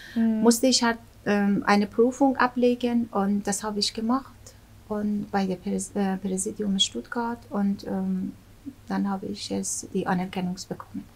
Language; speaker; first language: German; non-native, fluent; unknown